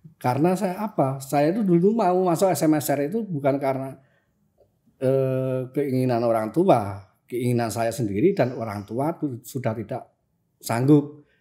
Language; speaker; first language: Indonesian; non-native, local second language; Javanese